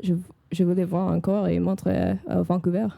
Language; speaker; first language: French; non-native, fluent; English